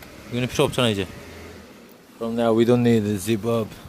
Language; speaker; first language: English; non-native, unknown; Korean